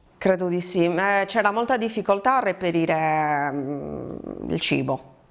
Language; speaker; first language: Italian; native; Italian